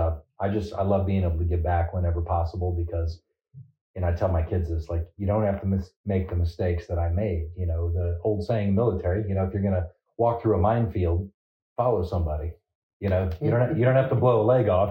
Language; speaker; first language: English; native; English